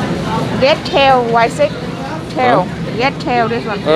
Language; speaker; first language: English; non-native, learner; Vietnamese